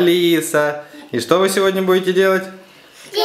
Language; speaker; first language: Russian; native; Russian